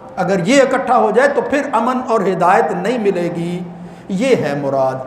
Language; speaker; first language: Urdu; non-native, local second language; Punjabi